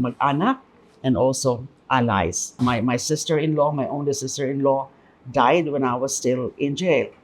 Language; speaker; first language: Filipino; non-native, local second language; Bikol